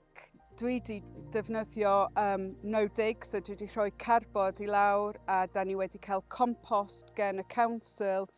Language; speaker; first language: Welsh; non-native, learner; English